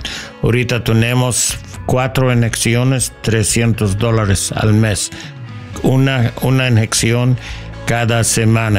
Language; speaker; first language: Spanish; non-native, learner; English